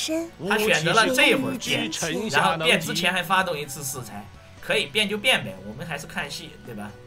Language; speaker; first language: Chinese; native; Chinese